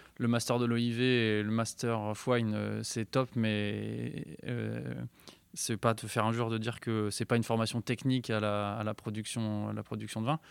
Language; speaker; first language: French; native; French